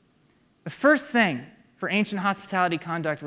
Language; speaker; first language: English; native; English